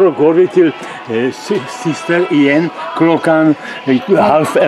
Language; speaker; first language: Swedish; non-native, learner; Czech